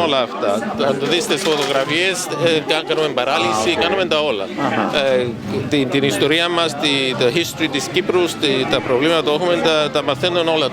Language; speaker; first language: Greek; early bilingual, heritage; Greek